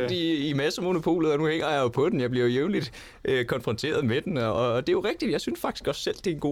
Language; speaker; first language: Danish; native; Danish